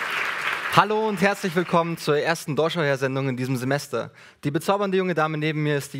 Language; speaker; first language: German; native; German